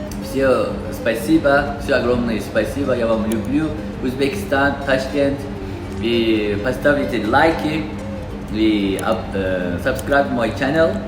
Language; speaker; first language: Russian; non-native, learner; Azerbaijani